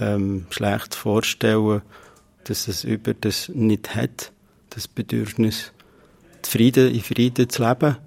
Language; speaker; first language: German; non-native, fluent; Kurdish